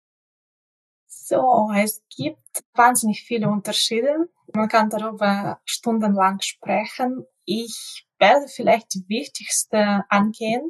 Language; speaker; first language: German; non-native, local second language; Ukrainian